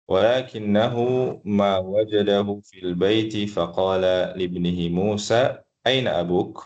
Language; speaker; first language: Arabic; non-native, fluent; Indonesian